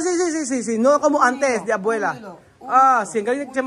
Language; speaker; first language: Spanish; non-native, learner; Filipino